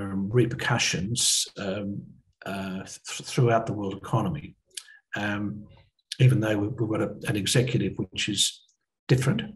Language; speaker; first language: English; native; English